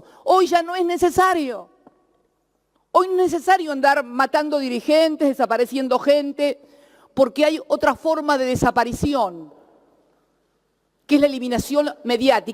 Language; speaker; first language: Spanish; native; Spanish